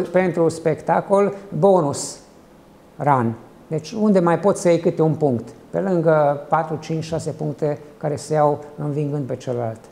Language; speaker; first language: Romanian; non-native, local second language; Hungarian